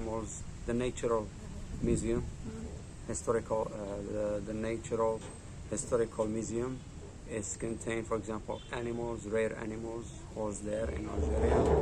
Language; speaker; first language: English; non-native, learner; Arabic